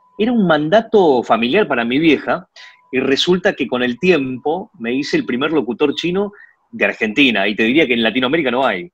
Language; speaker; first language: Spanish; early bilingual, other home language; Chinese